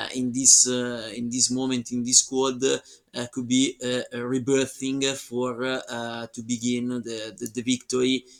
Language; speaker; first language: English; non-native, learner; Italian